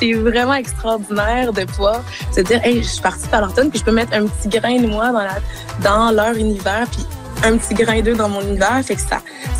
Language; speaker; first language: French; native; French